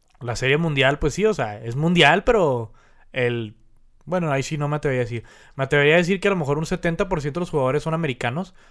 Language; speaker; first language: Spanish; native; Spanish